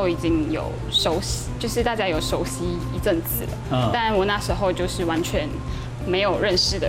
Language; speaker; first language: Chinese; non-native, fluent; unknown